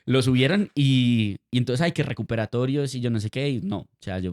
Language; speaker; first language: Spanish; native; Spanish